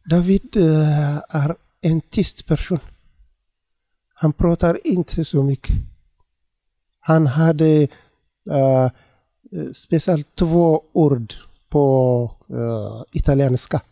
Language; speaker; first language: Swedish; non-native, learner; Tigrinya